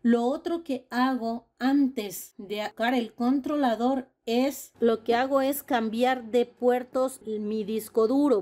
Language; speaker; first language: Spanish; native; Spanish